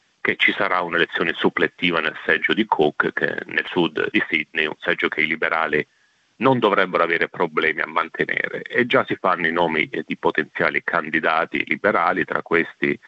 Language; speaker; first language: Italian; native; Italian